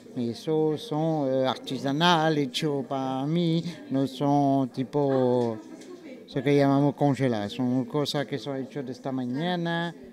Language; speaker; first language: Spanish; non-native, learner; French